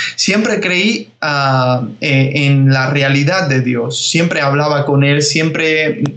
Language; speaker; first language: Spanish; early bilingual, other home language; Georgian